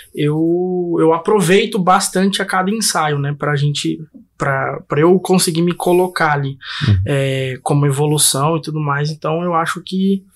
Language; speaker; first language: Portuguese; native; Portuguese